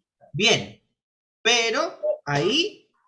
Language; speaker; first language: Spanish; native; Spanish